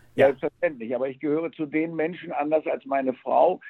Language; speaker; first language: German; early bilingual, other home language; Spanish